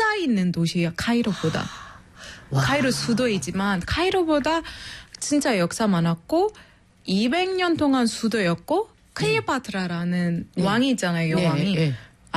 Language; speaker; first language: Korean; non-native, fluent; Arabic